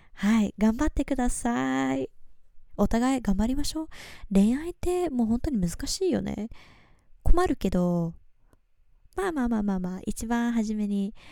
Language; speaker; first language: Japanese; early bilingual, heritage; Japanese